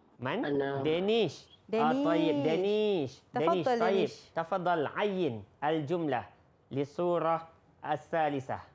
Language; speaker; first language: Arabic; non-native, fluent; Malay